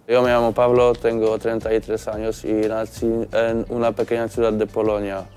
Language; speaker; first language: Spanish; non-native, learner; Polish